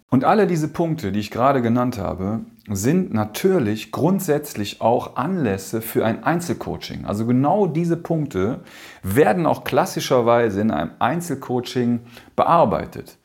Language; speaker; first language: German; native; German